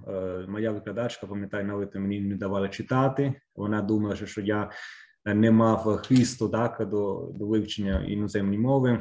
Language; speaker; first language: Ukrainian; non-native, fluent; Italian